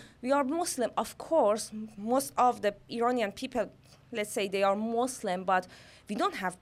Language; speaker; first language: English; non-native, learner; Persian